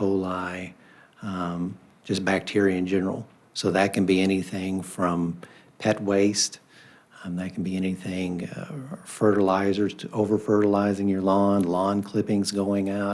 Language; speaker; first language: English; native; English